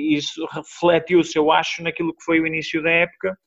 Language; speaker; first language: Portuguese; native; Portuguese